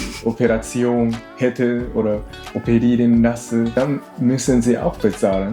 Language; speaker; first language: German; non-native, learner; Japanese